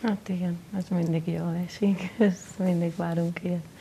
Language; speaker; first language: Hungarian; non-native, learner; Spanish